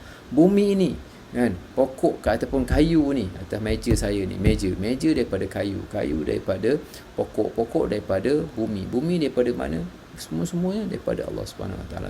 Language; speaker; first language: Malay; native; Malay